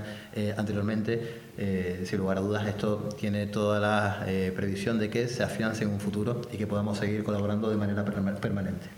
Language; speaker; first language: Spanish; native; Spanish